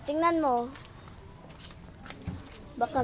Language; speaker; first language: Filipino; non-native, local second language; Cebuano